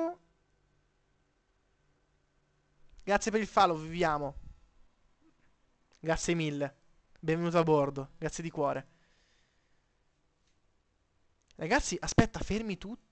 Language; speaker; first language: Italian; native; Italian